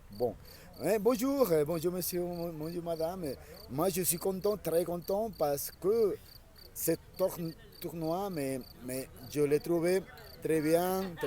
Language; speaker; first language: French; non-native, learner; Spanish